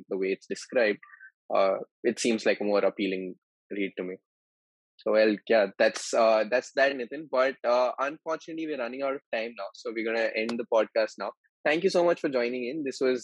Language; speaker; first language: English; non-native, local second language; Hindi